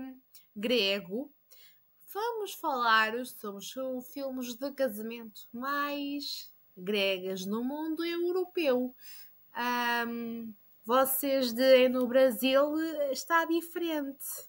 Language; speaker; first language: Portuguese; non-native, learner; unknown